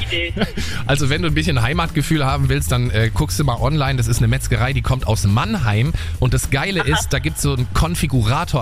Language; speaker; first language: German; native; German